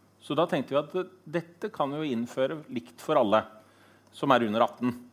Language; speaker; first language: Norwegian; native; Norwegian